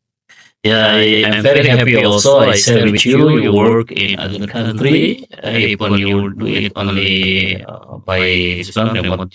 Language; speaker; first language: English; non-native, learner; Indonesian